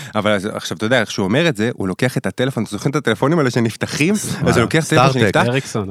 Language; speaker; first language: Hebrew; early bilingual, other home language; Spanish